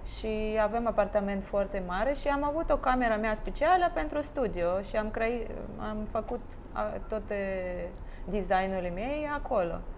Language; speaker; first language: Romanian; non-native, learner; Russian